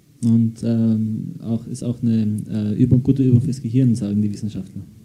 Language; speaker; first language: German; native; German